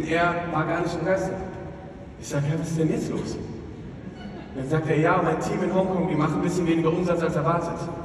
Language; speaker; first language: German; native; German